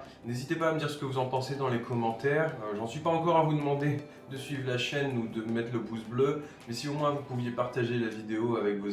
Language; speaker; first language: French; native; French